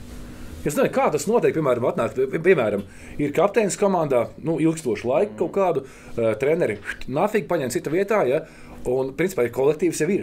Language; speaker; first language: Latvian; native; Latvian